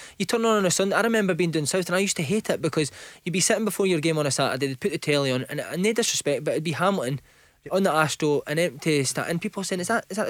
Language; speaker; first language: English; native; English